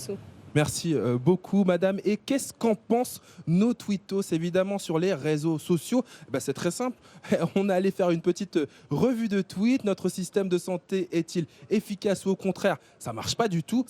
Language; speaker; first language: French; native; French